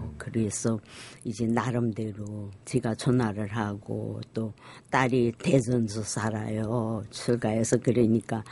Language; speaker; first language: Korean; native; Korean